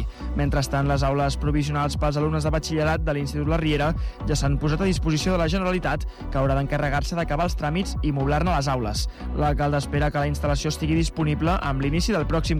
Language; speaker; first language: Catalan; native; Catalan